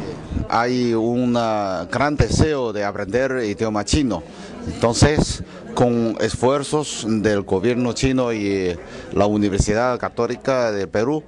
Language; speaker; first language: Spanish; non-native, fluent; Chinese